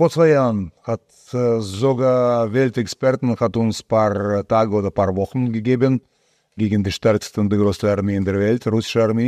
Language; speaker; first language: German; non-native, fluent; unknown